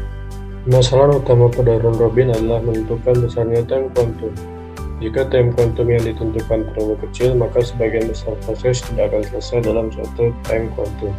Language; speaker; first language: Indonesian; native; Indonesian